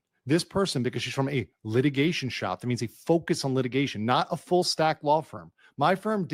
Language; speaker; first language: English; native; English